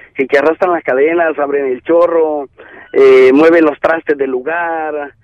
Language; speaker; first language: Spanish; native; Spanish